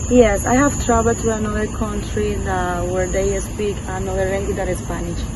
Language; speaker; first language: English; non-native, learner; Spanish